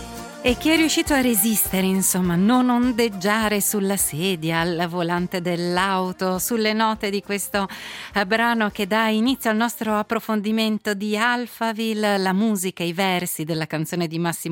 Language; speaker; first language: Italian; native; Italian